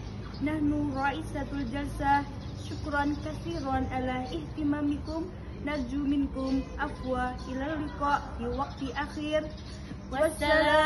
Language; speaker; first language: Arabic; non-native, learner; Indonesian